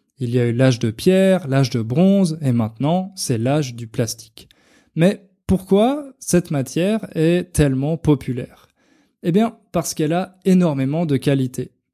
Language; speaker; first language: French; native; French